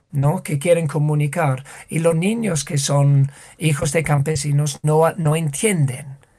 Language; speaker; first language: Spanish; non-native, fluent; English